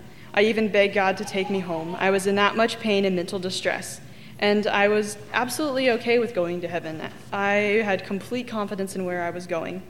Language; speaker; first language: English; native; English